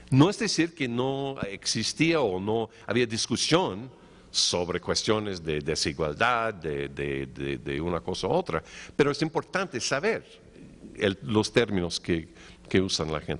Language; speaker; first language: Spanish; non-native, fluent; English